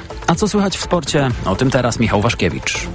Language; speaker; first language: Polish; native; Polish